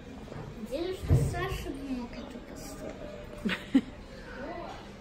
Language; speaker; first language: Russian; early bilingual, heritage; Russian